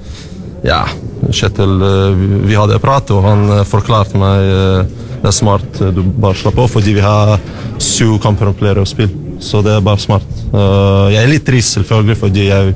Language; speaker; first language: Norwegian; non-native, learner; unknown